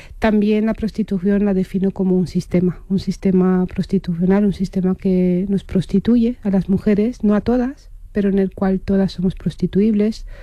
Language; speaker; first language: Spanish; non-native, fluent; Romanian